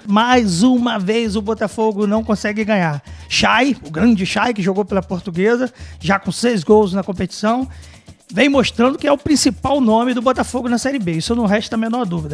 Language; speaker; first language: Portuguese; native; Portuguese